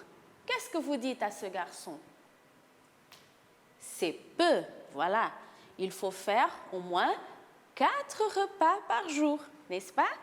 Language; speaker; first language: French; non-native, fluent; Portuguese